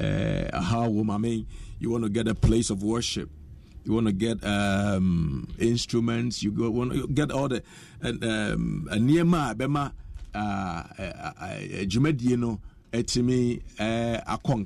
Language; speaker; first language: English; non-native, local second language; Akan